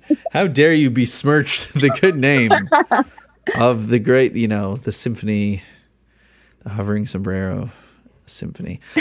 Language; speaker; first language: English; native; English